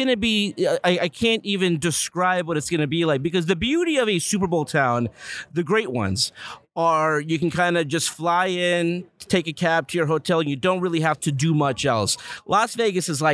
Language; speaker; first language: English; native; English